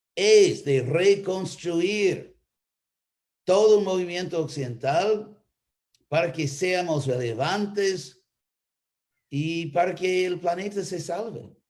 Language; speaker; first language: Spanish; non-native, fluent; English